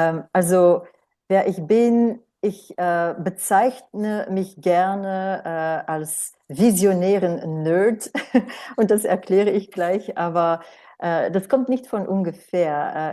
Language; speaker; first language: German; non-native, fluent; Romanian